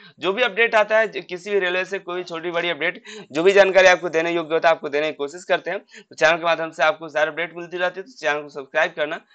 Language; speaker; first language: Hindi; native; Hindi